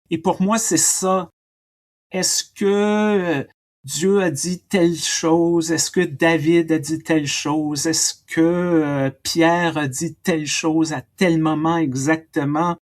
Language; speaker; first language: French; native; French